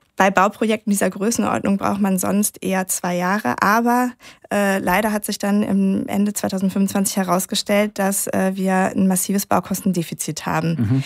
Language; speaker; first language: German; native; German